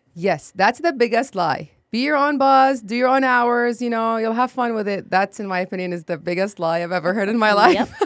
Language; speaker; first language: English; non-native, fluent; Arabic